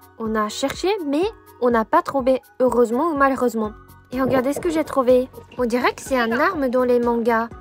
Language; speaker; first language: French; non-native, fluent; Japanese